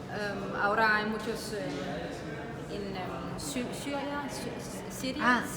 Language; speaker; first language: Spanish; non-native, learner; Danish